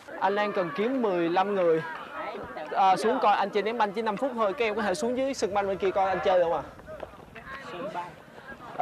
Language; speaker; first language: Vietnamese; native; Vietnamese